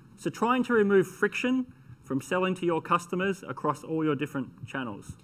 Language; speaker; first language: English; native; English